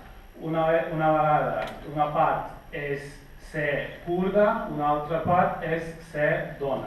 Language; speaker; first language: Catalan; non-native, fluent; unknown